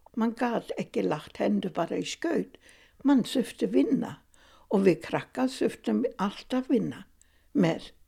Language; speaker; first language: Icelandic; non-native, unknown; German